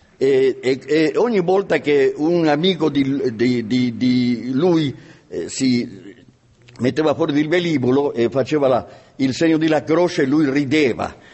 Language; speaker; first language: Italian; non-native, fluent; Spanish